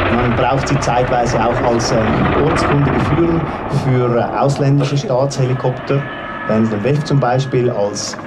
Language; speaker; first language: German; native; German